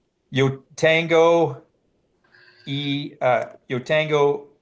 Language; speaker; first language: Spanish; non-native, learner; English